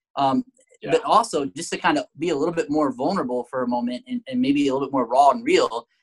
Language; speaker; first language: English; native; English